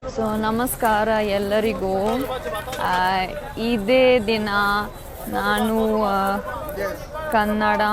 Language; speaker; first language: Kannada; non-native, learner; English